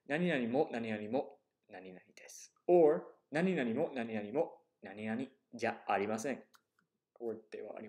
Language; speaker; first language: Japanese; non-native, fluent; English